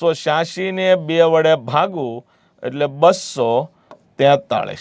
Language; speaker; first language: Gujarati; native; Gujarati